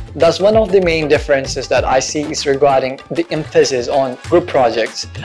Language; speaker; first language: English; non-native, local second language; Urdu